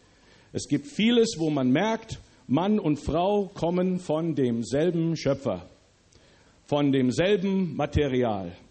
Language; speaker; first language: German; early bilingual, other home language; English